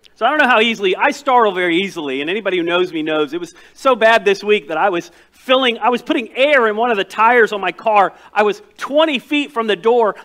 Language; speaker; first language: English; native; English